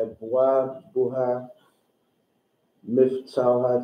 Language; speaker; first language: Arabic; non-native, learner; English